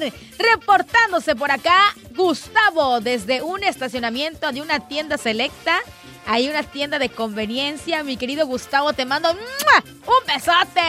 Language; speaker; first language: Spanish; native; Spanish